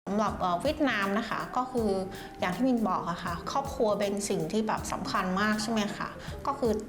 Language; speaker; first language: Thai; non-native, fluent; Vietnamese